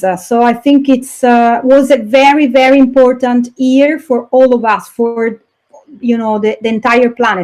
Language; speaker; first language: English; non-native, fluent; Italian